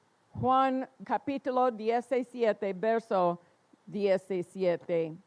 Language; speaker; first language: Spanish; non-native, fluent; English